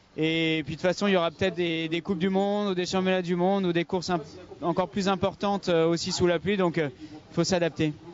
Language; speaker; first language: French; native; French